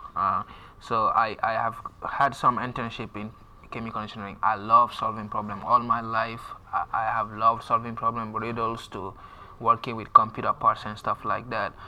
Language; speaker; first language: English; non-native, fluent; French